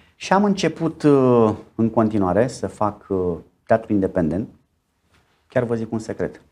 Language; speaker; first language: Romanian; native; Romanian